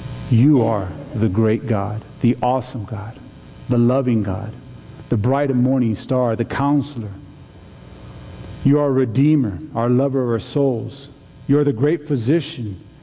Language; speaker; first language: English; native; English